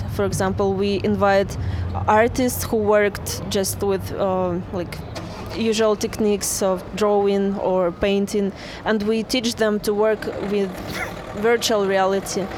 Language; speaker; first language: English; non-native, fluent; Russian